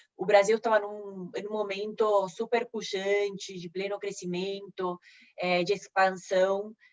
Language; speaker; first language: Portuguese; non-native, fluent; Spanish